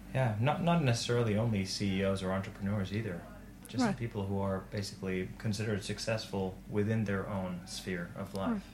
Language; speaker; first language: English; non-native, fluent; Finnish